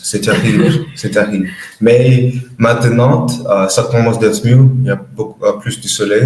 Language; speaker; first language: French; non-native, learner; English